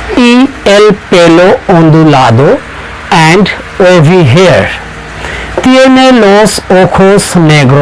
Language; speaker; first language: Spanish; non-native, fluent; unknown